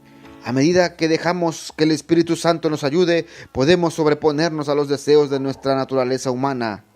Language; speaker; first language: Spanish; native; Spanish